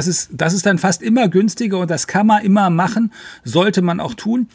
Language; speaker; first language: German; native; German